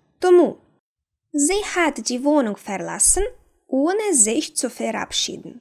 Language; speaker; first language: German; non-native, fluent; Ukrainian